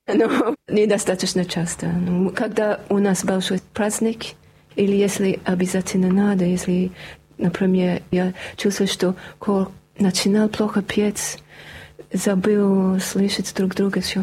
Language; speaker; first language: Russian; non-native, fluent; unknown